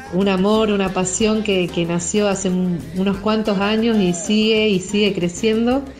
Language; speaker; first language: Spanish; native; Spanish